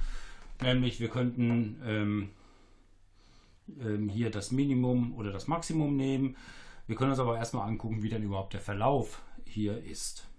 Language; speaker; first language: German; native; German